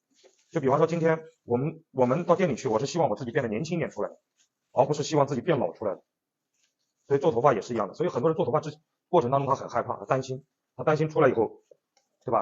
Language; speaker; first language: Chinese; native; Chinese